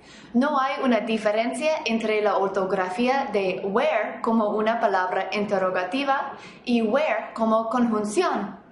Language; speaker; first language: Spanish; non-native, fluent; English